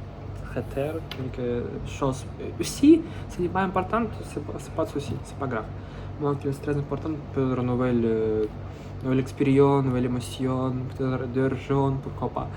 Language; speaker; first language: French; non-native, learner; Russian